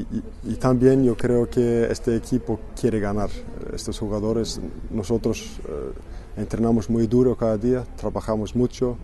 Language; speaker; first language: Spanish; non-native, fluent; Icelandic